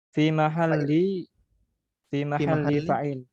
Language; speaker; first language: Arabic; non-native, learner; Indonesian